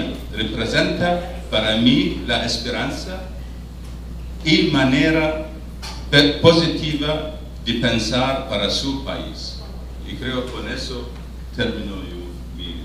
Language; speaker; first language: Spanish; non-native, fluent; Arabic